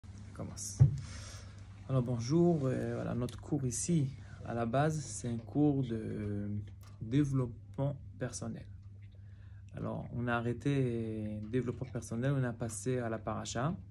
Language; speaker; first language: French; non-native, fluent; Hebrew